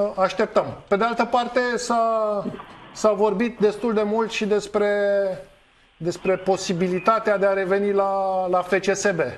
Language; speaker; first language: Romanian; native; Romanian